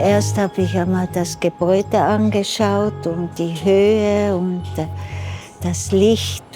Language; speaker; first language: German; early bilingual, heritage; German